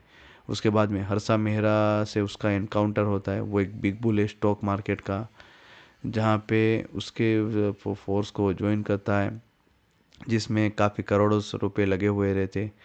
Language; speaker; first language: Hindi; native; Hindi